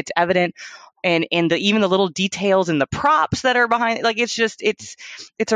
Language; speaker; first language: English; native; English